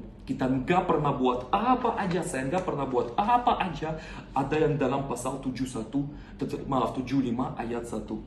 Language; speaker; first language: Indonesian; non-native, learner; Russian